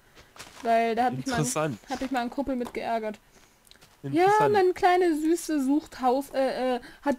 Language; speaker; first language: German; native; German